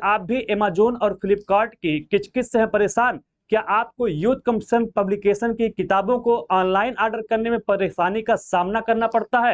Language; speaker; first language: Hindi; native; Hindi